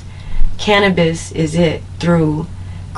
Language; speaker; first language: English; native; English